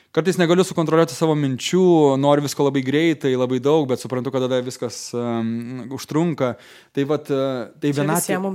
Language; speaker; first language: Lithuanian; native; Lithuanian